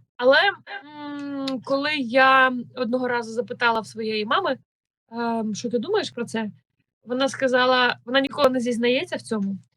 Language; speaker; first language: Ukrainian; native; Ukrainian